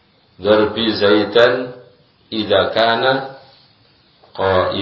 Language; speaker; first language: Arabic; non-native, fluent; Indonesian